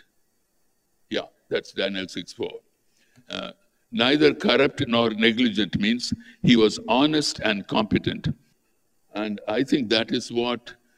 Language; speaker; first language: English; non-native, local second language; Tamil